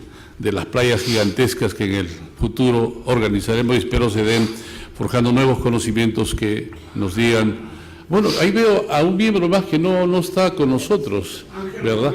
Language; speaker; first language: Spanish; native; Spanish